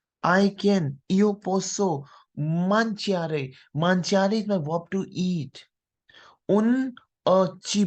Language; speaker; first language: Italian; non-native, fluent; Hindi